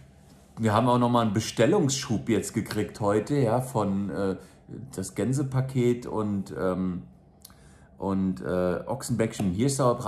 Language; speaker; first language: German; native; German